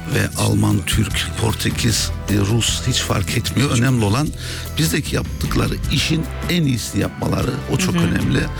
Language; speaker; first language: Turkish; early bilingual, heritage; German